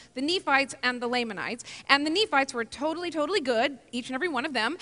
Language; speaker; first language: English; native; English